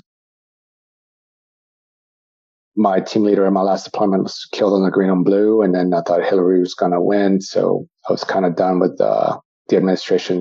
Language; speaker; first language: English; native; English